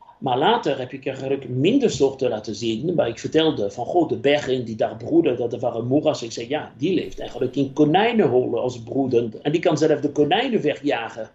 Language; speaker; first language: Dutch; non-native, fluent; French